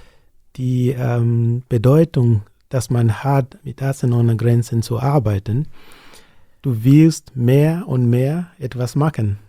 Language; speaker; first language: German; non-native, learner; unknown